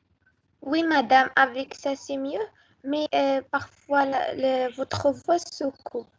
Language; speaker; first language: French; non-native, local second language; Arabic